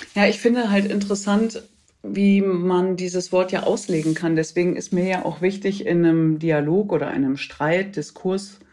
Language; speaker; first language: German; native; German